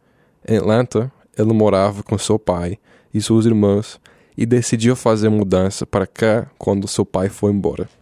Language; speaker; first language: Portuguese; non-native, fluent; English